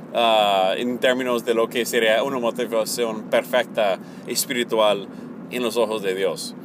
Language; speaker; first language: Spanish; non-native, fluent; English